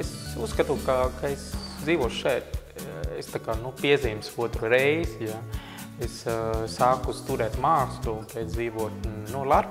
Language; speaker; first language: Latvian; non-native, fluent; Vietnamese